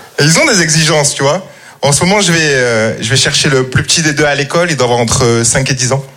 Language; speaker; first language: French; native; French